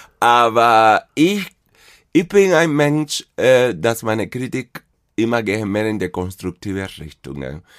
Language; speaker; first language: German; non-native, fluent; Spanish